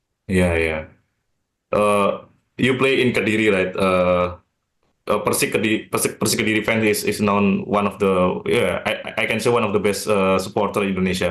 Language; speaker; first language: English; non-native, learner; Indonesian